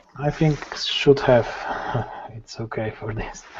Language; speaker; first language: English; non-native, learner; Polish